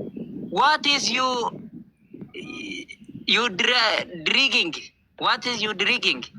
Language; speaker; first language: English; non-native, learner; Oromo